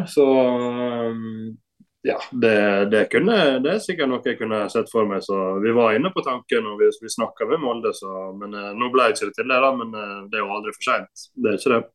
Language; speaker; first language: Norwegian; native; Norwegian